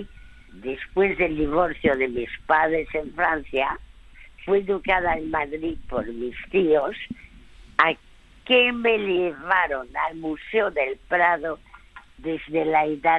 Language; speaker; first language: Spanish; early bilingual, other home language; French